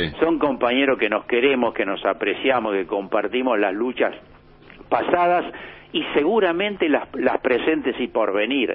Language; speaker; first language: Spanish; native; Spanish